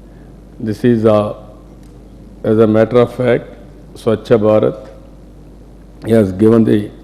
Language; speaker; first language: English; non-native, local second language; Telugu